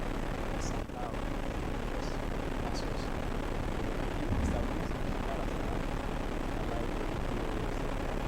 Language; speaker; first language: Spanish; non-native, fluent; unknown